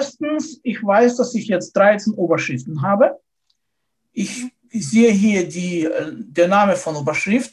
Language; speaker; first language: German; non-native, fluent; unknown